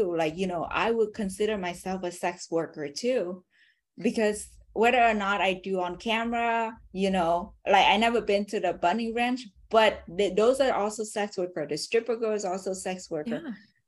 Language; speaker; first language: English; non-native, fluent; Vietnamese